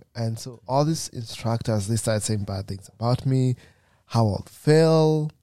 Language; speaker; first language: English; non-native, local second language; Kikuyu